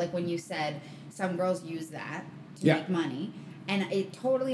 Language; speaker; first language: English; native; English